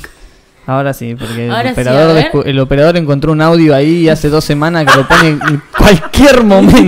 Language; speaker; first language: Spanish; native; Spanish